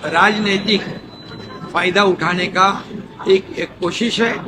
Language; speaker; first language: Hindi; non-native, local second language; Marathi